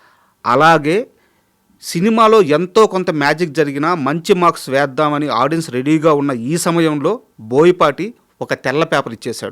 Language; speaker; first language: Telugu; native; Telugu